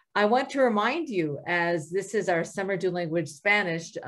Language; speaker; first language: English; native; English